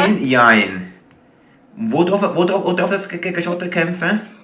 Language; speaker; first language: German; native; German